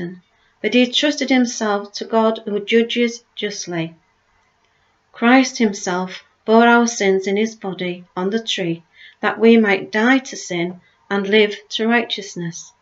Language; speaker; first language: English; native; English